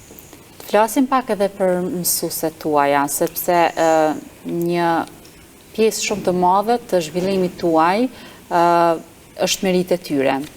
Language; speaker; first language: Albanian; native; Albanian